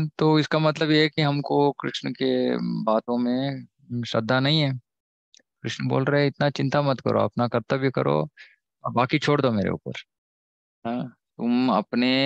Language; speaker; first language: Hindi; non-native, local second language; Kannada